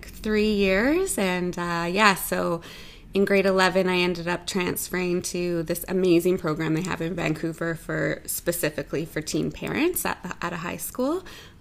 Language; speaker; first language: English; native; English